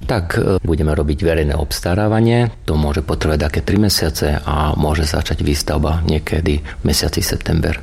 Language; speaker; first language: Slovak; native; Slovak